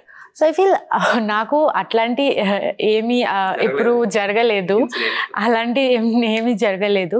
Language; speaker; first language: Telugu; non-native, learner; Bangla